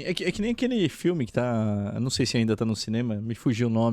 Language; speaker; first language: Portuguese; native; Portuguese